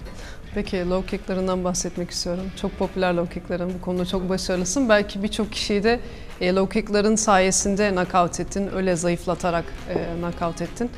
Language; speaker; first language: Turkish; native; Turkish